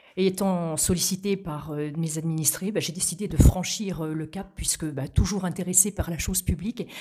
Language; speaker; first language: French; native; French